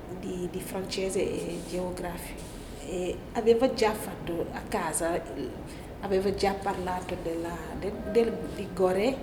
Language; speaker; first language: Italian; non-native, learner; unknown